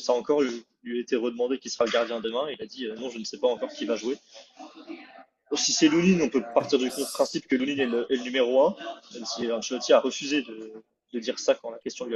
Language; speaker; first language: French; native; French